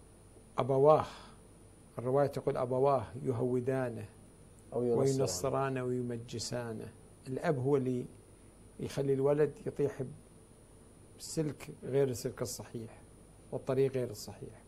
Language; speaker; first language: Arabic; native; Arabic